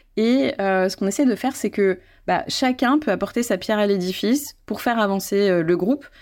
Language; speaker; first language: French; native; French